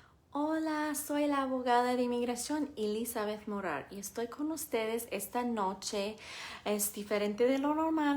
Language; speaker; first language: Spanish; non-native, fluent; English